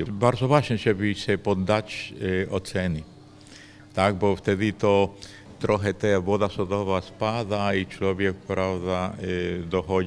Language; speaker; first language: Polish; non-native, fluent; Spanish